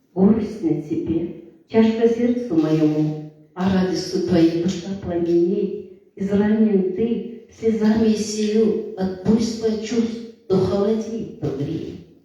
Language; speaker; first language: Russian; non-native, local second language; Kazakh